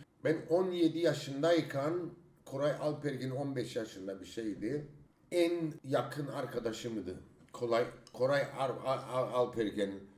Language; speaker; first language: Turkish; early bilingual, heritage; Turkish